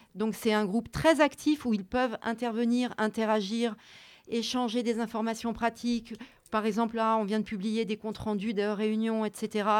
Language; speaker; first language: French; native; French